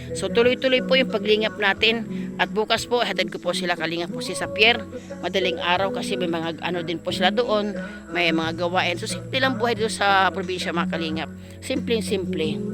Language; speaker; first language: Filipino; non-native, local second language; Masbatenyo